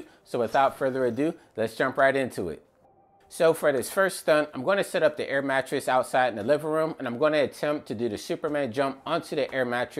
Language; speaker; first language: English; native; English